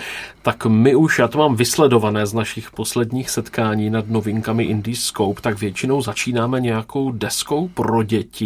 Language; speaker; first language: Czech; native; Czech